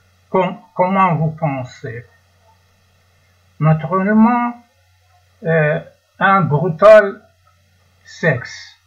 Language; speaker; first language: French; non-native, learner; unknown